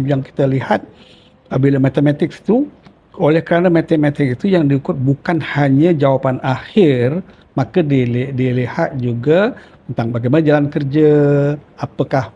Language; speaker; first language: Malay; native; Malay